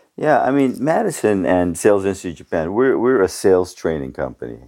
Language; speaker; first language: English; early bilingual, other home language; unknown